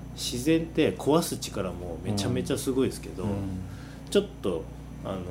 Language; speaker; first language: Japanese; native; Japanese